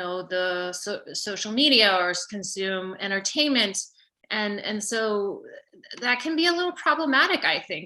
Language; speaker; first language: English; native; English